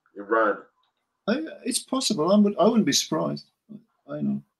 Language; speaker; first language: English; native; English